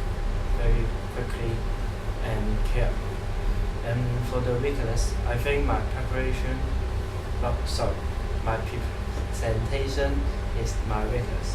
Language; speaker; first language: English; non-native, learner; Cantonese